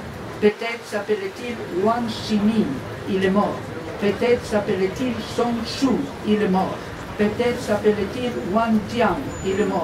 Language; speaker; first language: French; non-native, fluent; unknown